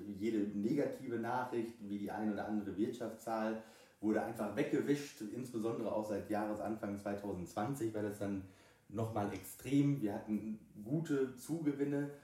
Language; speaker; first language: German; native; German